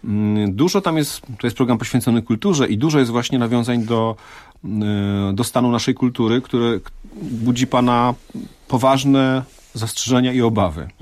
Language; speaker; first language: Polish; native; Polish